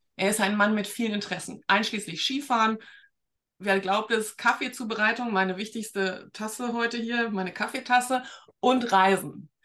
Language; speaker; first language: German; native; German